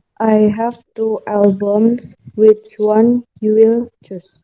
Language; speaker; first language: English; non-native, learner; Indonesian